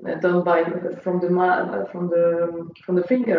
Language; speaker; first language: English; non-native, learner; Polish